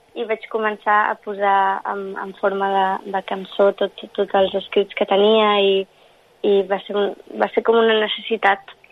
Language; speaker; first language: Catalan; non-native, local second language; English